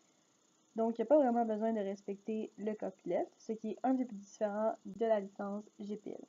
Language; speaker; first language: French; native; French